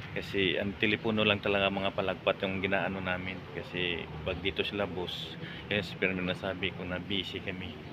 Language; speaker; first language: Filipino; non-native, local second language; Hiligaynon